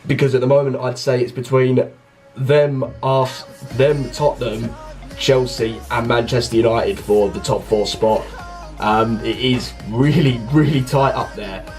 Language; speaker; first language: English; native; English